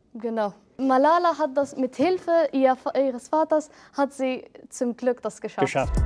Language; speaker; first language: German; non-native, fluent; Arabic